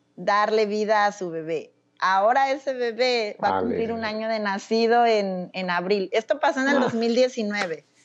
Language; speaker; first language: Spanish; native; Spanish